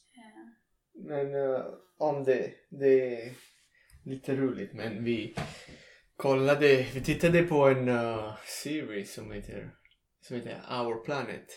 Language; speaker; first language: Swedish; non-native, learner; Italian